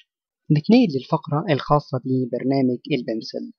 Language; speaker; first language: Arabic; native; Arabic